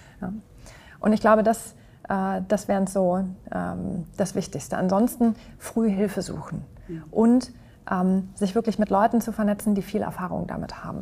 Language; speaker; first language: German; native; German